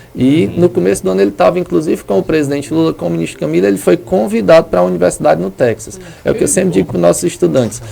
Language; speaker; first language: Portuguese; native; Portuguese